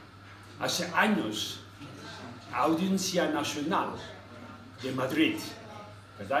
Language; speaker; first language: Spanish; non-native, learner; Tibetan